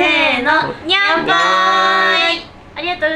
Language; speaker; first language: Japanese; native; Japanese